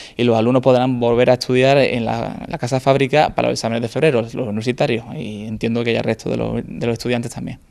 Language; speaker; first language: Spanish; native; Spanish